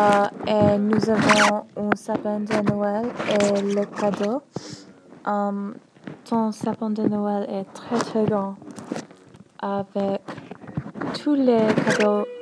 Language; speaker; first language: French; non-native, learner; English